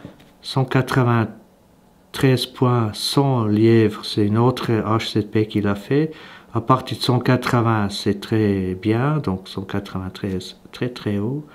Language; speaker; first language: French; native; French